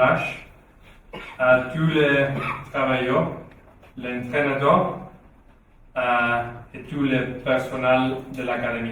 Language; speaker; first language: French; non-native, learner; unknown